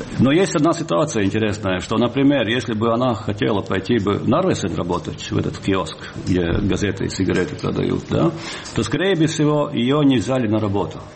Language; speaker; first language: Russian; non-native, local second language; Latvian